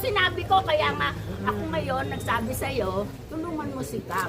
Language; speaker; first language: Filipino; native; Filipino